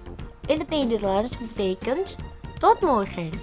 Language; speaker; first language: Dutch; non-native, fluent; Indonesian